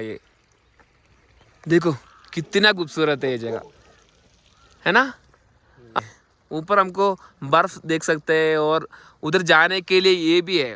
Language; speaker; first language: Hindi; non-native, local second language; Malayalam